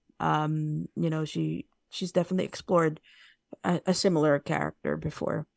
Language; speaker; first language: English; native; English